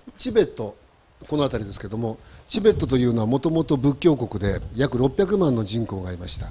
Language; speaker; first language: Japanese; native; Japanese